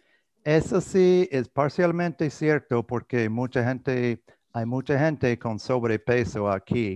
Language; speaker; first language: Spanish; non-native, fluent; English